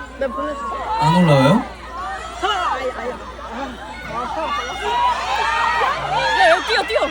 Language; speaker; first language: Korean; early bilingual, heritage; Korean